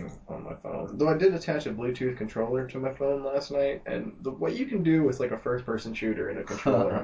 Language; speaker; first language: English; native; English